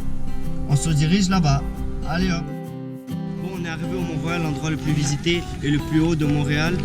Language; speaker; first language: French; native; French